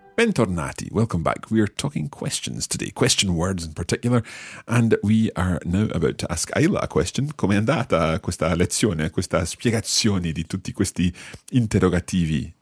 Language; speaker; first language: English; native; English